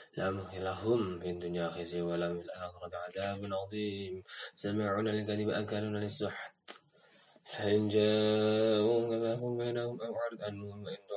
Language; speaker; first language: Arabic; non-native, learner; Indonesian